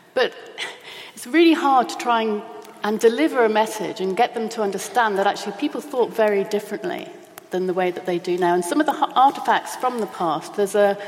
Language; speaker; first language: English; native; English